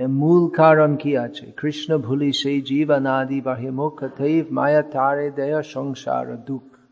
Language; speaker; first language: Bangla; non-native, fluent; English